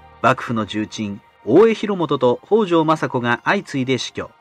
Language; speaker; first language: Japanese; native; Japanese